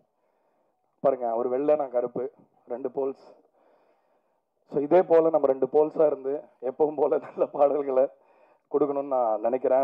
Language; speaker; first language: Tamil; native; Tamil